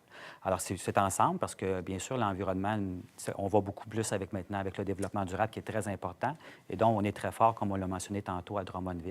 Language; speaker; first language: French; native; French